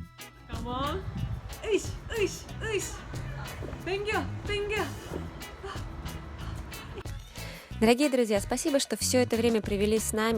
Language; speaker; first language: Russian; native; Russian